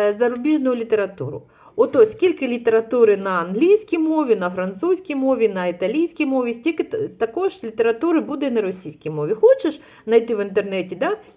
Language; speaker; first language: Ukrainian; non-native, local second language; Russian